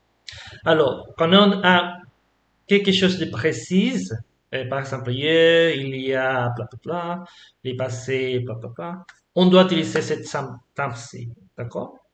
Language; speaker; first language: French; non-native, fluent; Spanish